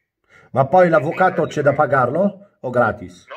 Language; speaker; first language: Italian; non-native, fluent; Arabic